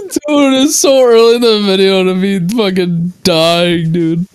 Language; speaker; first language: English; native; English